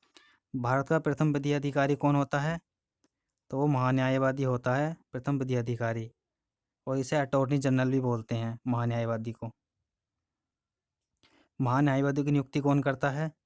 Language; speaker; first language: Hindi; native; Hindi